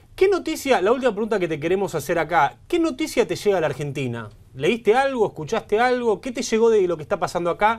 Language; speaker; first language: Spanish; native; Spanish